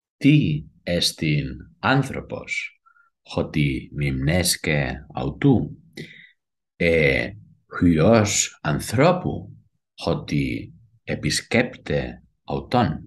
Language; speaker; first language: Greek; non-native, learner; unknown